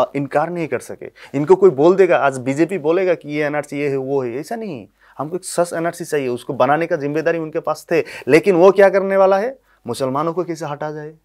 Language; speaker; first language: Hindi; non-native, local second language; Bangla